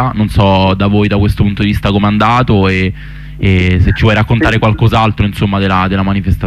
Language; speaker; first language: Italian; native; Italian